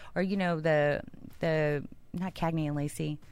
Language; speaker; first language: English; native; English